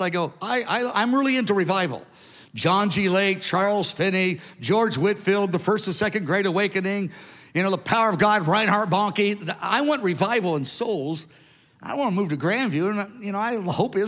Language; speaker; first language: English; native; English